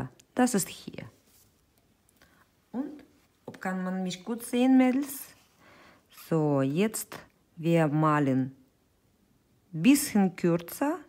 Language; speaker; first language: German; non-native, fluent; Russian